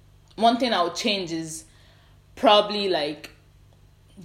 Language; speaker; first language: English; non-native, local second language; Yoruba